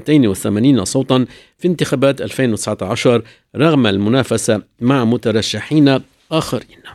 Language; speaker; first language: Arabic; native; Arabic